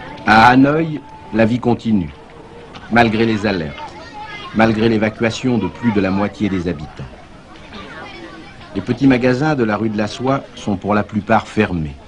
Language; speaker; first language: French; native; French